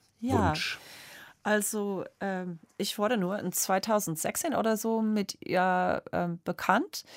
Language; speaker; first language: German; non-native, fluent; English